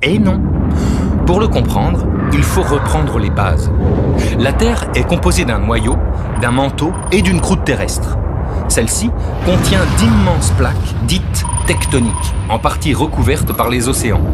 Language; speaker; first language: French; native; French